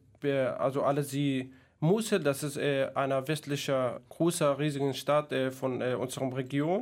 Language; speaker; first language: German; non-native, fluent; Kurdish